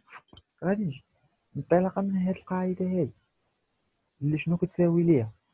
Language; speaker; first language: Arabic; native; Arabic